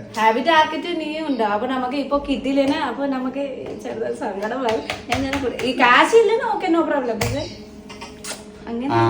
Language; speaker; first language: Malayalam; non-native, learner; Nepali